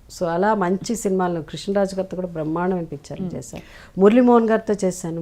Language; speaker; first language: Telugu; native; Telugu